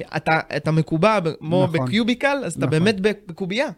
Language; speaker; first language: Hebrew; native; Hebrew